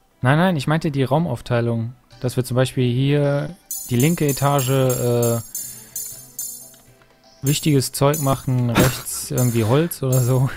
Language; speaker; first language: German; native; German